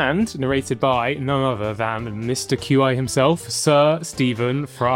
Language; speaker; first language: English; native; English